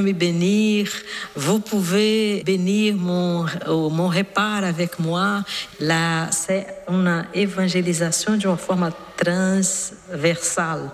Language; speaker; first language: French; non-native, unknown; Portuguese